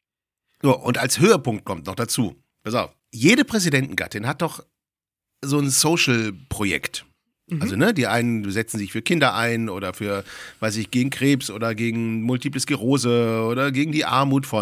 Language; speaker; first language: German; native; German